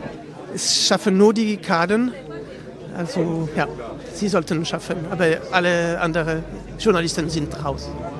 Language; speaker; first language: German; non-native, local second language; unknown